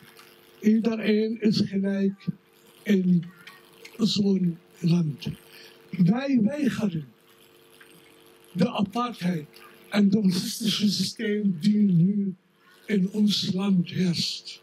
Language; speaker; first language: Dutch; non-native, fluent; Arabic